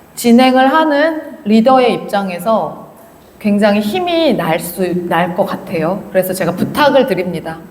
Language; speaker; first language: Korean; native; Korean